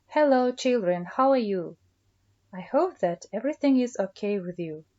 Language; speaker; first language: English; non-native, fluent; Kazakh